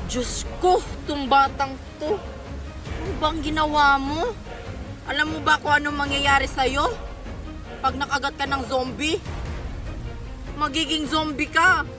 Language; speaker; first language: Filipino; native; Filipino